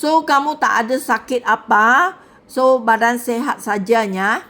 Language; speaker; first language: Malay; non-native, local second language; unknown